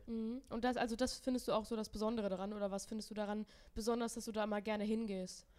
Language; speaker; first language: German; native; German